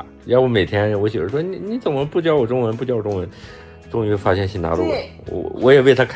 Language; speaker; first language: Chinese; native; Chinese